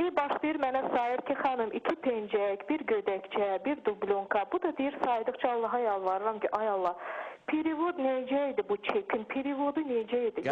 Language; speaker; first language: Azerbaijani; non-native, local second language; Russian